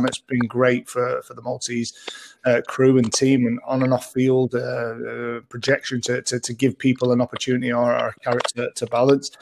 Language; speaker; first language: English; early bilingual, other home language; Maltese